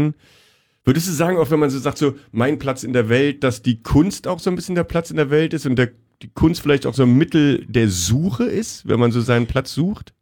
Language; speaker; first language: German; native; German